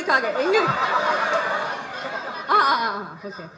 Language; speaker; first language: Tamil; native; Tamil